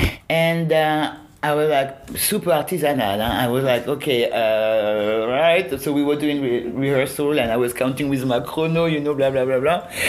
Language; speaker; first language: English; non-native, fluent; French